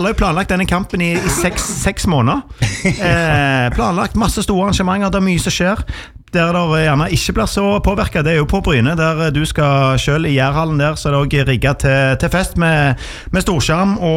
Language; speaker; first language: Norwegian; native; Norwegian